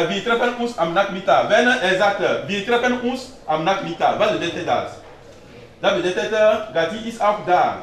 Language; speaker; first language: German; non-native, learner; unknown